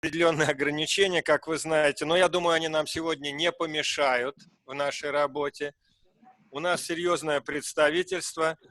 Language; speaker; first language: Russian; native; Russian